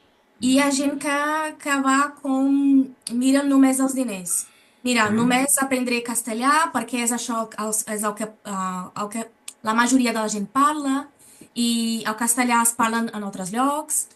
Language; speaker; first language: Catalan; non-native, learner; Portuguese